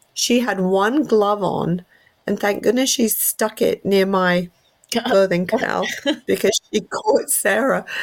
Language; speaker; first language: English; native; English